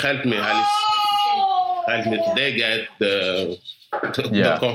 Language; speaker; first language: English; non-native, learner; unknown